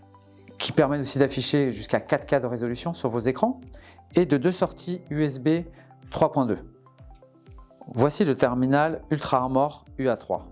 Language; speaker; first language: French; native; French